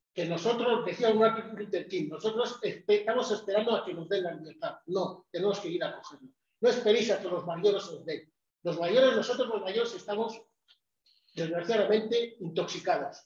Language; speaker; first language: Spanish; non-native, local second language; Fang